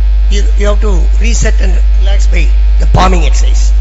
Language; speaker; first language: English; non-native, local second language; Tamil